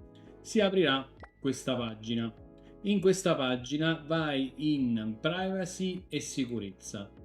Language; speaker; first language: Italian; native; Italian